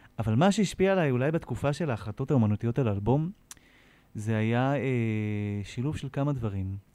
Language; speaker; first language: Hebrew; native; Hebrew